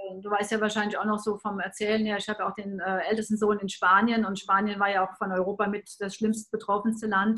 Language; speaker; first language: German; native; German